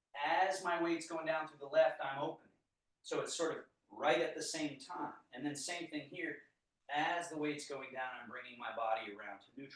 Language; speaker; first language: English; native; English